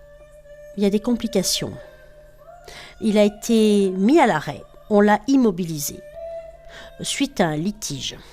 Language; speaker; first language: French; native; French